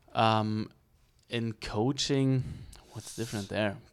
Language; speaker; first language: English; non-native, fluent; German